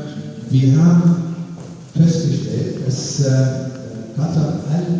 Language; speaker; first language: German; non-native, fluent; Arabic